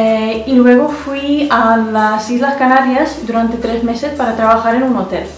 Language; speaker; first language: Spanish; non-native, fluent; Russian